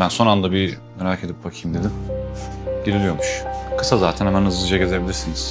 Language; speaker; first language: Turkish; native; Turkish